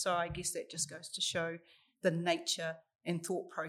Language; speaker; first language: English; native; English